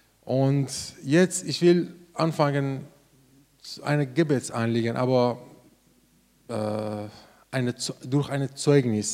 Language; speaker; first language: German; non-native, learner; Persian